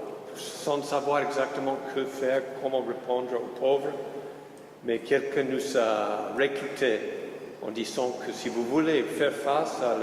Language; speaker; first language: French; non-native, fluent; English